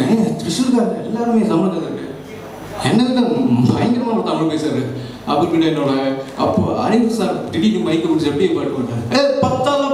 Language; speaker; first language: Tamil; non-native, local second language; Malayalam